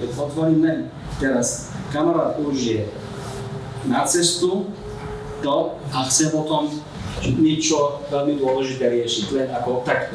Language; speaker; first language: Slovak; non-native, fluent; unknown